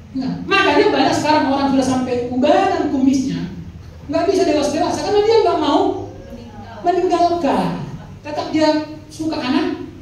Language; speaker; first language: Indonesian; non-native, local second language; Batak Toba